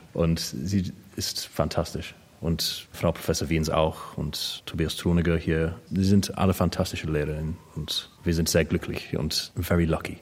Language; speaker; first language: German; non-native, learner; English